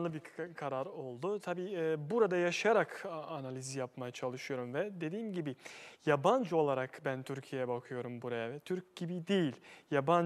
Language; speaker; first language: Turkish; non-native, fluent; Bosnian